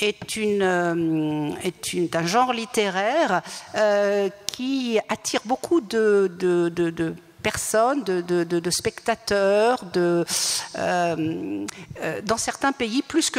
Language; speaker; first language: French; native; French